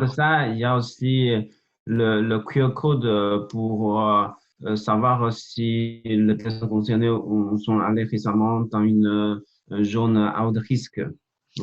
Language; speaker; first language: French; non-native, fluent; Chinese